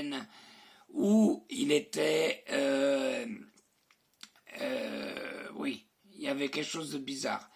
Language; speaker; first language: French; non-native, fluent; Spanish